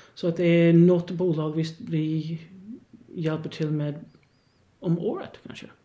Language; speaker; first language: Swedish; non-native, fluent; English